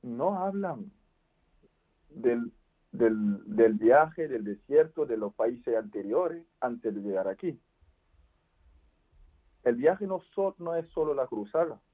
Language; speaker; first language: Spanish; non-native, fluent; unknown